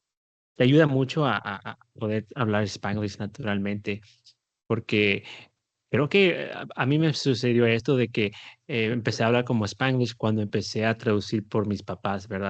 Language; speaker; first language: Spanish; early bilingual, heritage; Spanish